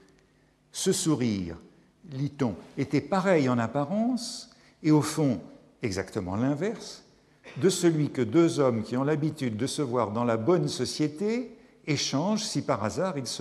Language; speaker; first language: French; native; French